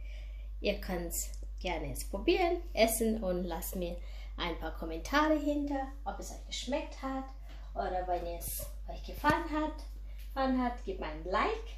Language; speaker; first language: German; non-native, learner; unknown